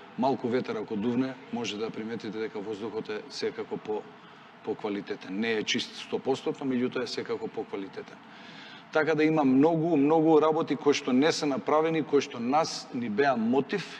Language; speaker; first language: Macedonian; non-native, local second language; Albanian